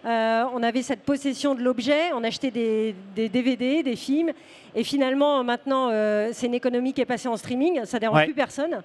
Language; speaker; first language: French; native; French